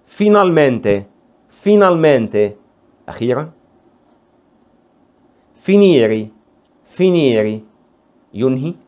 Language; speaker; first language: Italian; non-native, fluent; Arabic